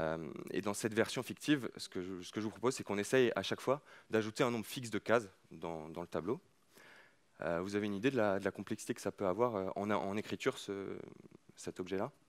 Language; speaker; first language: French; native; French